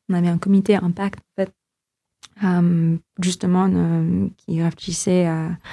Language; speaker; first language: French; non-native, fluent; Filipino